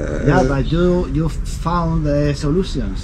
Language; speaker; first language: English; non-native, learner; Spanish